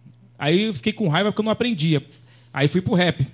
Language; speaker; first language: Portuguese; native; Portuguese